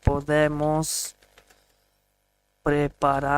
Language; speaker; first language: Spanish; non-native, learner; English